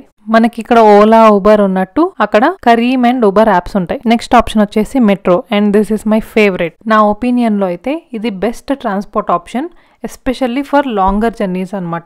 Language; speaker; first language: Telugu; native; Telugu